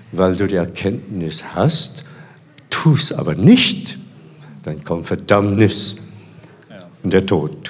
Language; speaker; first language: German; non-native, fluent; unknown